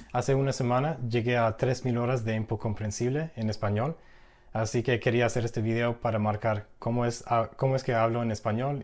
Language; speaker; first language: Spanish; non-native, fluent; English